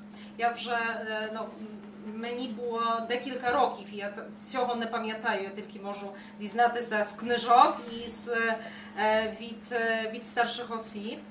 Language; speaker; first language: Ukrainian; non-native, fluent; Polish